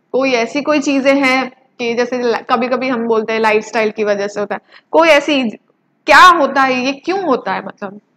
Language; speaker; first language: Hindi; non-native, local second language; Gujarati